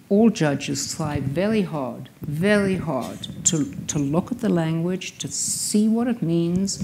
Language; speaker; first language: English; native; English